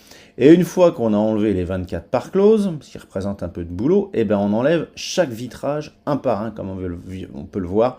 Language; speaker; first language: French; native; French